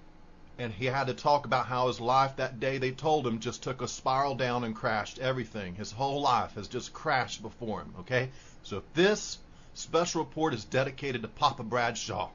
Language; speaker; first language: English; native; English